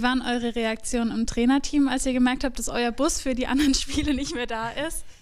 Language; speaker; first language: German; native; German